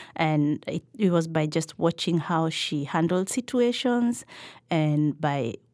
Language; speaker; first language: English; non-native, local second language; Kikuyu